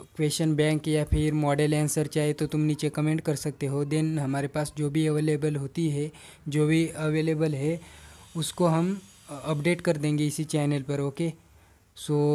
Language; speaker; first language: Hindi; non-native, local second language; Marathi